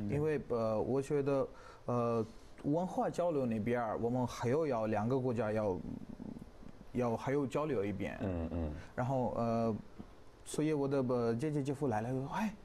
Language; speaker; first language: Chinese; non-native, learner; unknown